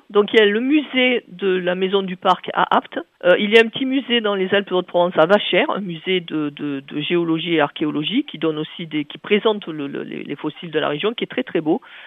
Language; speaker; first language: French; native; French